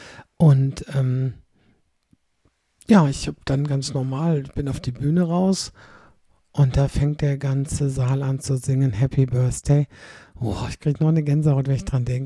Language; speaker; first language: German; native; German